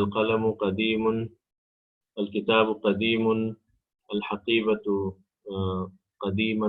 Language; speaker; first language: Arabic; non-native, fluent; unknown